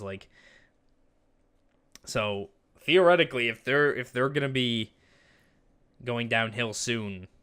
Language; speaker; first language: English; native; English